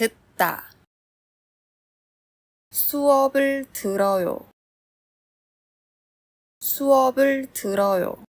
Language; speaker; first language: Korean; non-native, fluent; Chinese